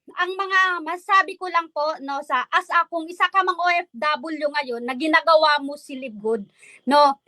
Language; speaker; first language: Filipino; non-native, local second language; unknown